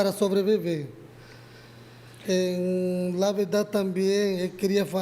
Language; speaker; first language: Portuguese; non-native, learner; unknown